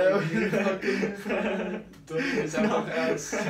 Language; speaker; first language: French; non-native, learner; Spanish